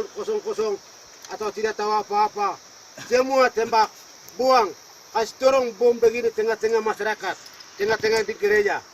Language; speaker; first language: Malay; non-native, local second language; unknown